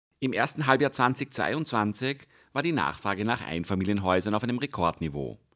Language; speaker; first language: German; native; German